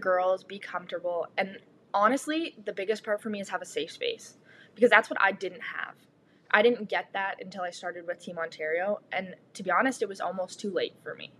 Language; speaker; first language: English; native; English